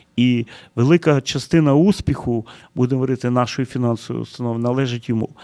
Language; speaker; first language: Ukrainian; early bilingual, heritage; Ukrainian